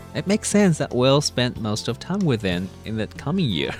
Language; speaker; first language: English; non-native, fluent; Chinese